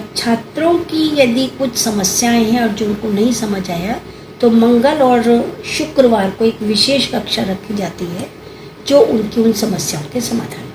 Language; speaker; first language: Hindi; native; Hindi